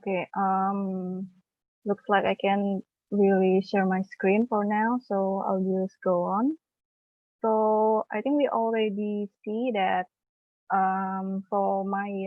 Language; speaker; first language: English; non-native, learner; Indonesian